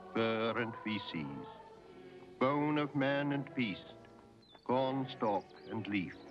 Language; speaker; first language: English; native; English